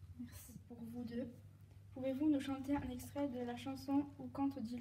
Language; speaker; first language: French; native; French